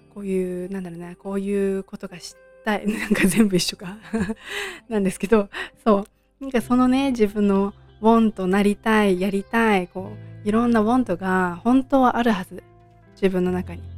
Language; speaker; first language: Japanese; native; Japanese